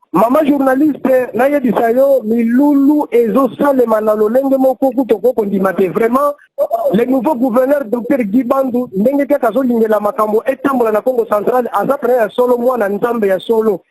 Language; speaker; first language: Lingala; non-native, local second language; Kongo